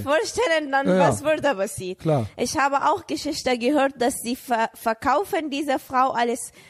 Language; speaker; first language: German; non-native, learner; Arabic